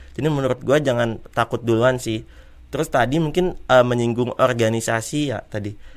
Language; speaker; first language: Indonesian; native; Indonesian